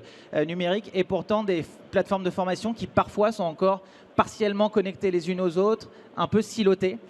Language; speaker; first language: French; native; French